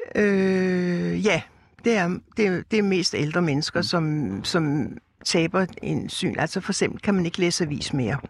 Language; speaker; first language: Danish; native; Danish